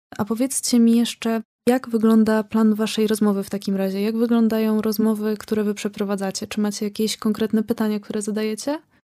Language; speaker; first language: Polish; native; Polish